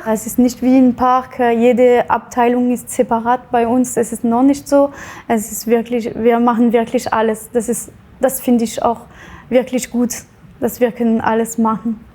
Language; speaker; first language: German; non-native, fluent; French